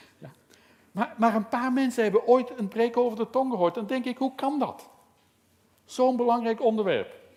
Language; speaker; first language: Dutch; native; Dutch